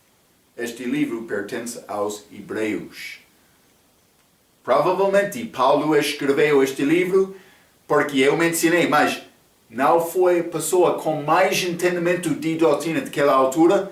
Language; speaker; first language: Portuguese; non-native, fluent; English